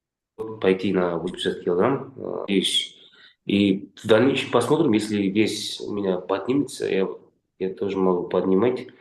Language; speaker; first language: Russian; non-native, local second language; Kazakh